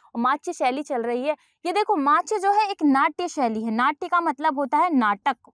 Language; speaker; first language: Hindi; native; Hindi